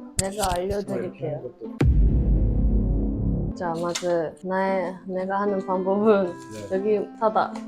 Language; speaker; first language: Korean; non-native, fluent; Japanese